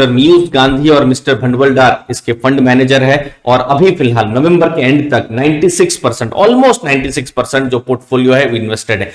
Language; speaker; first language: Hindi; native; Hindi